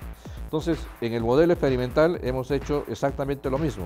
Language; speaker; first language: Spanish; native; Spanish